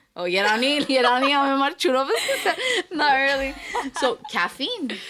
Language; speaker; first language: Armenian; early bilingual, heritage; Armenian